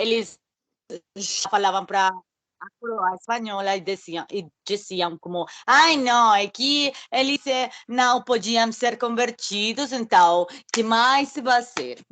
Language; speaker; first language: Portuguese; non-native, learner; Spanish